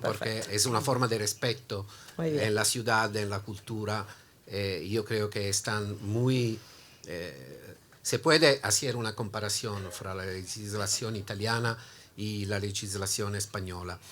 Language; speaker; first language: Spanish; non-native, learner; Italian